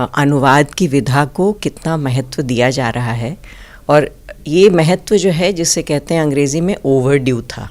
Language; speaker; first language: Hindi; native; Hindi